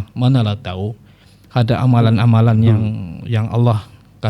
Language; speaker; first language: Malay; native; Malay